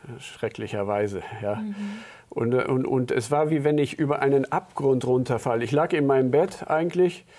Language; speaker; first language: German; early bilingual, heritage; German